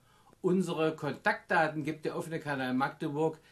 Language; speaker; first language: German; native; German